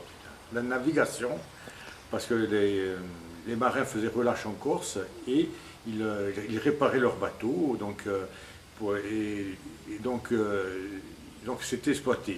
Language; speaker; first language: French; native; French